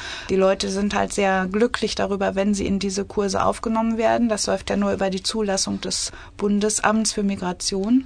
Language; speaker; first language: German; native; German